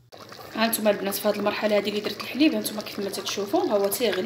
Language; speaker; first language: Arabic; native; Arabic